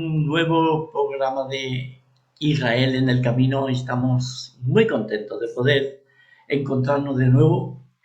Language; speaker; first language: Spanish; native; Spanish